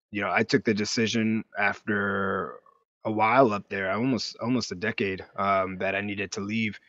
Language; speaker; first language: English; native; English